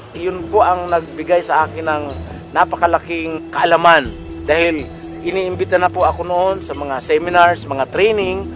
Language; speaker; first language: Filipino; non-native, local second language; Bikol